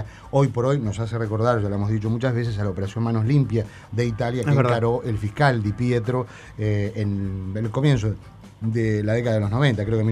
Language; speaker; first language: Spanish; native; Spanish